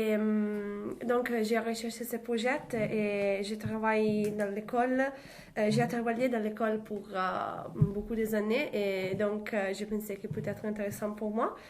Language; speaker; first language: French; non-native, learner; Italian